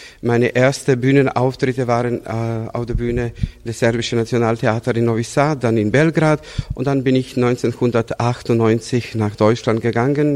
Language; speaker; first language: German; non-native, fluent; Serbian